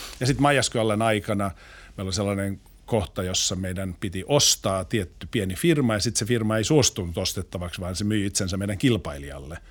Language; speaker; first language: Finnish; non-native, local second language; Swedish